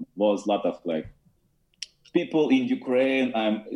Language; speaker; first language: English; non-native, learner; Ukrainian